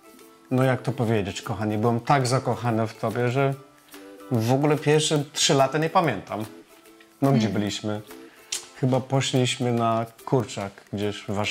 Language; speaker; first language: Polish; non-native, fluent; English